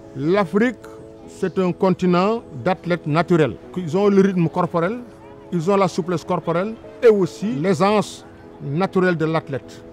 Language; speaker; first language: French; non-native, local second language; Wolof